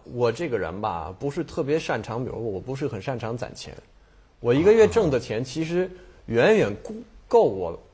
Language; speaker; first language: Chinese; non-native, fluent; French